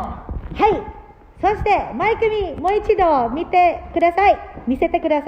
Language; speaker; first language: Japanese; non-native, learner; Filipino